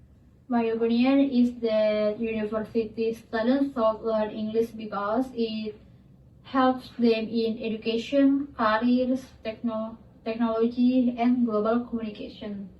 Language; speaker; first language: English; non-native, learner; Indonesian